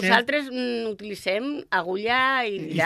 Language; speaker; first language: Catalan; non-native, learner; Spanish